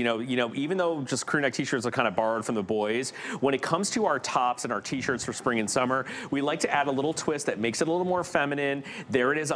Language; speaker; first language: English; native; English